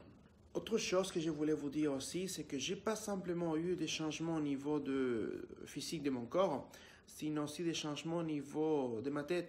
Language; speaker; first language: French; non-native, fluent; Spanish